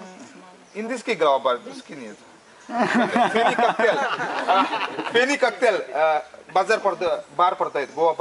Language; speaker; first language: Russian; non-native, learner; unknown